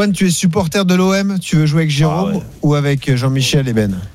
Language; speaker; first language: French; native; French